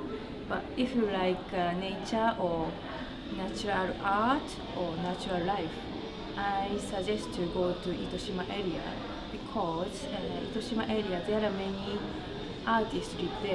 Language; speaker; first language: English; non-native, learner; Japanese